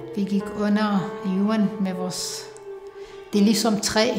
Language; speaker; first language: Danish; non-native, fluent; Arabic